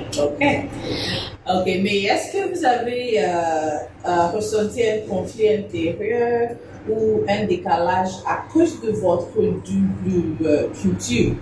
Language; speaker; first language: French; non-native, fluent; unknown